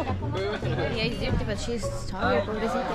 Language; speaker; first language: English; non-native, fluent; Spanish